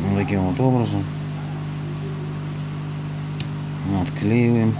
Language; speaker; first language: Russian; native; Russian